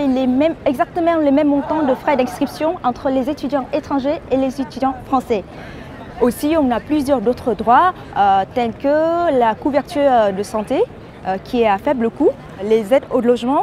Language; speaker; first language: French; non-native, fluent; Vietnamese